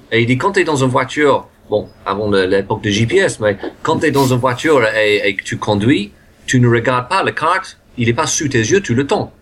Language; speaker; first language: French; non-native, fluent; English